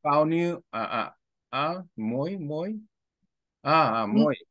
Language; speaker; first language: Vietnamese; non-native, learner; Korean